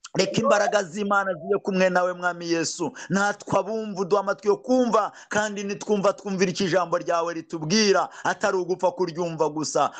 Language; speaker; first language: Kinyarwanda; native; Kinyarwanda